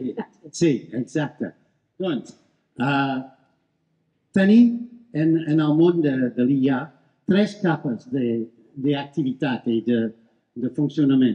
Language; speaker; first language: Catalan; non-native, fluent; English